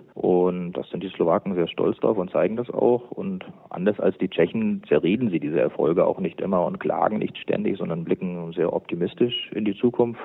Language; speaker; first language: German; native; German